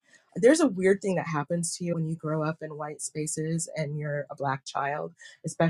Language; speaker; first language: English; native; English